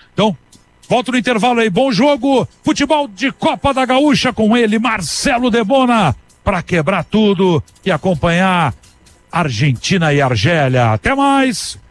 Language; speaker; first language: Portuguese; native; Portuguese